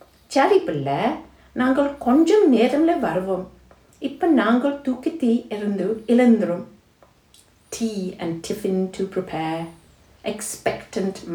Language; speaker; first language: English; non-native, local second language; Tamil